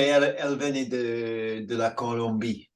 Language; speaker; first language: French; non-native, fluent; English